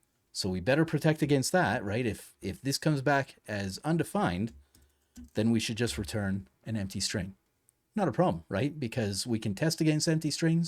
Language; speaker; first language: English; native; English